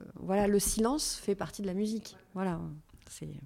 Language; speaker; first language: French; native; French